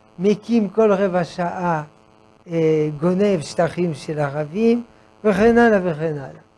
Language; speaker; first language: Hebrew; non-native, fluent; French